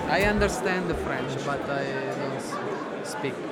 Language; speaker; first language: English; non-native, fluent; Italian